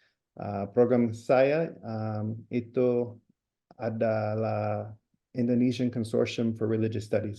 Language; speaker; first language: Indonesian; non-native, fluent; English